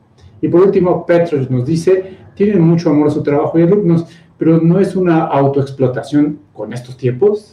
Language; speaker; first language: Spanish; native; Spanish